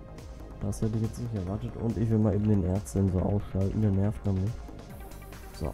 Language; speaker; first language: German; native; German